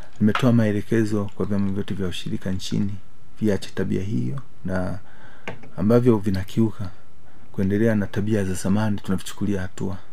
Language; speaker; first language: Swahili; native; Swahili